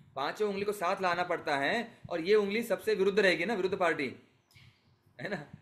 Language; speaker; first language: Hindi; non-native, local second language; Marathi